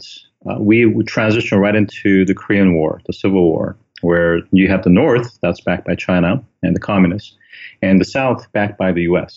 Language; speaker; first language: English; early bilingual, other home language; Korean